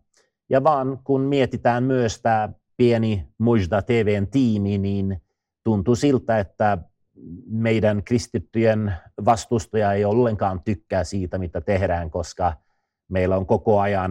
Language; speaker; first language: Finnish; non-native, fluent; Swedish